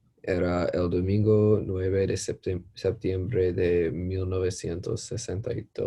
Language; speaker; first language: Spanish; non-native, learner; English